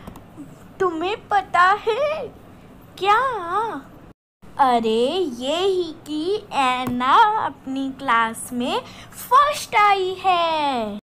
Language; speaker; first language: Hindi; native; Hindi